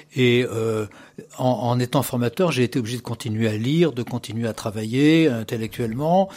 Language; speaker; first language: French; native; French